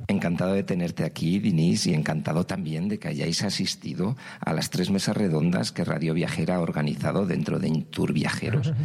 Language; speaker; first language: Spanish; native; Spanish